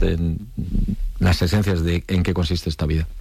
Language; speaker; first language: Spanish; native; Spanish